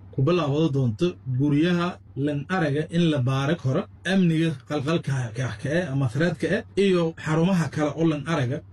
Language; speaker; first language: Somali; non-native, local second language; Maay